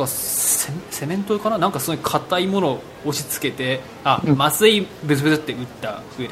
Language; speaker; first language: Japanese; native; Japanese